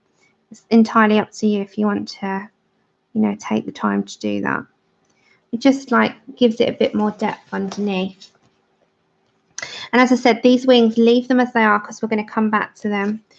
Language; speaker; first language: English; native; English